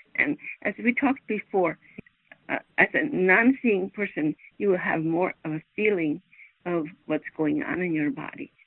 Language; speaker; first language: English; non-native, fluent; Swedish